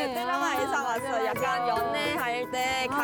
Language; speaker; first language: Korean; non-native, learner; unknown